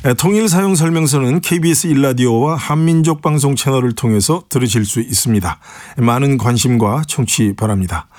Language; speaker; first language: Korean; native; Korean